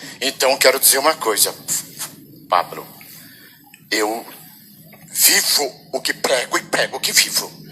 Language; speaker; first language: Portuguese; native; Portuguese